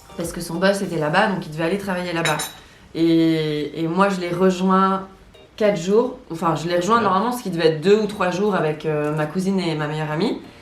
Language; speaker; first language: French; native; French